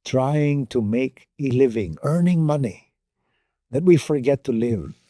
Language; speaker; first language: English; non-native, local second language; Filipino